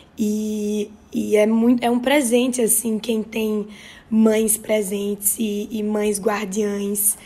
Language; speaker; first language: Portuguese; native; Portuguese